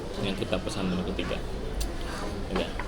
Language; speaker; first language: Indonesian; native; Indonesian